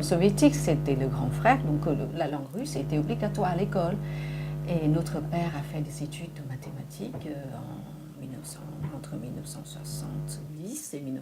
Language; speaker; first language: French; non-native, fluent; Vietnamese